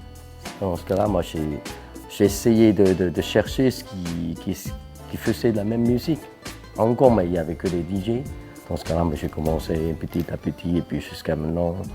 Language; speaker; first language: French; non-native, fluent; Cantonese